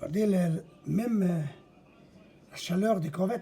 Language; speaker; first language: French; non-native, fluent; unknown